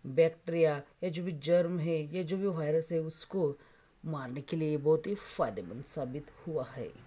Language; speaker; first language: Hindi; non-native, local second language; Marathi